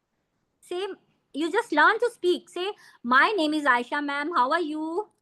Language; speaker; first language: English; non-native, fluent; Hindi